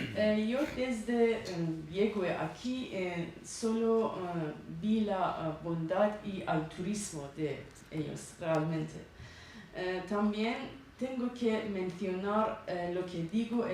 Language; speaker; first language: Spanish; non-native, learner; Persian